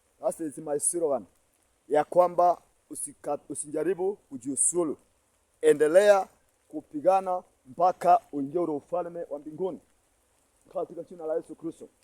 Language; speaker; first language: Swahili; non-native, local second language; Meru